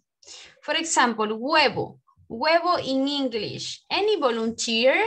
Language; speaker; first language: English; non-native, learner; Spanish